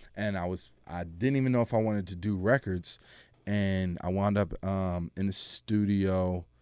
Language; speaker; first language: English; native; English